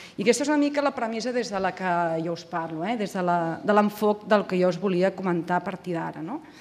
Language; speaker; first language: Catalan; native; Catalan